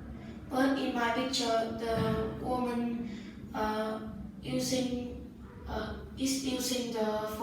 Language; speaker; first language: English; non-native, learner; Vietnamese